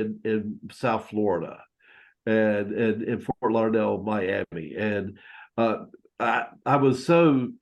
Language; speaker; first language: English; native; English